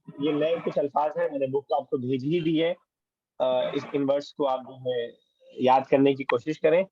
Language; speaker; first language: Urdu; native; Urdu